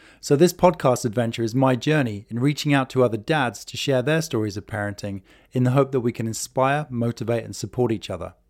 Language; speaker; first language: English; native; English